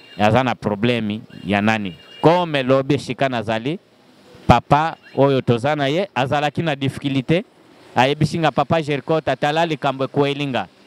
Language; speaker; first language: Lingala; non-native, local second language; Kongo